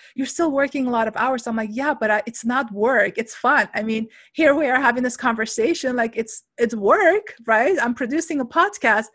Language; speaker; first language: English; non-native, fluent; Armenian